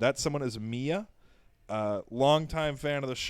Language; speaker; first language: English; native; English